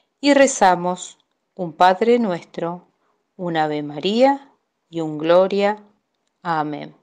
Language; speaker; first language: Spanish; native; Spanish